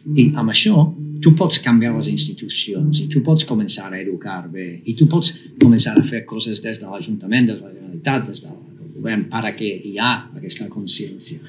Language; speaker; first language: Catalan; non-native, fluent; English